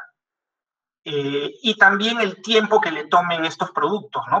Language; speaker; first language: Spanish; native; Spanish